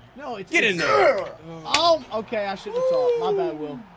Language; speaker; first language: English; native; English